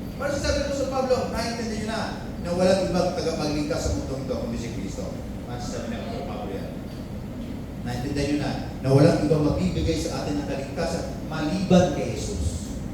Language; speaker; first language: Filipino; non-native, local second language; Iloko